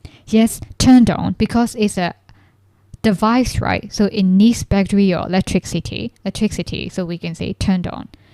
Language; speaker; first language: English; non-native, fluent; Burmese